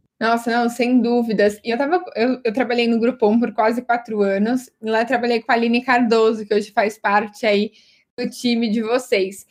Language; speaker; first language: Portuguese; native; Portuguese